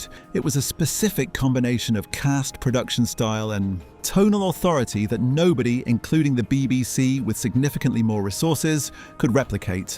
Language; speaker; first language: English; native; English